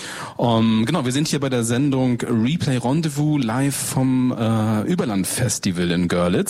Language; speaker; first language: German; native; German